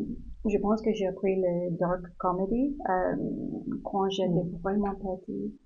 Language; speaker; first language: French; non-native, learner; English